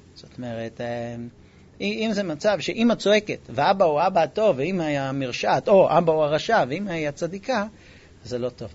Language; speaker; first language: Hebrew; non-native, fluent; English